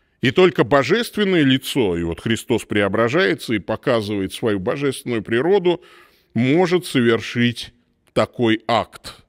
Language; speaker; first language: Russian; native; Russian